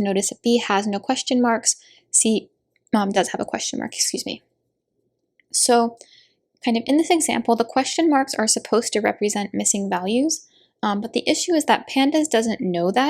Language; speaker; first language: English; native; English